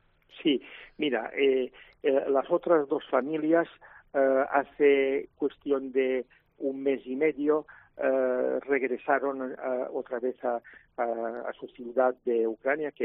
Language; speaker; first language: Spanish; non-native, local second language; Catalan